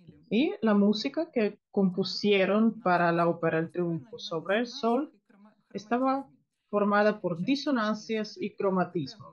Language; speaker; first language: Spanish; non-native, fluent; Russian